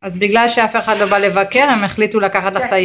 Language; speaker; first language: Hebrew; native; Hebrew